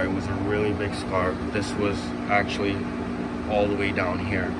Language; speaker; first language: English; native; English